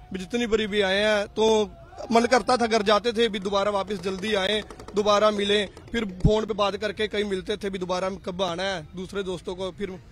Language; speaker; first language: Hindi; non-native, local second language; Punjabi